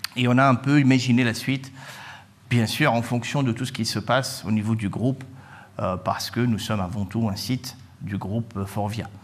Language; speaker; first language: French; non-native, local second language; Arabic